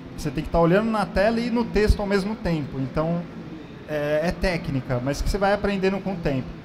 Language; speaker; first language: Portuguese; native; Portuguese